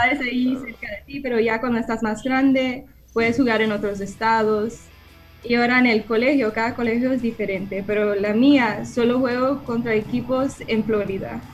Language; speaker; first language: Spanish; early bilingual, heritage; English